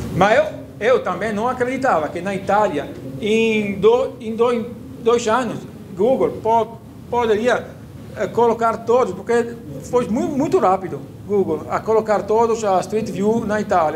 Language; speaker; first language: Portuguese; non-native, fluent; Italian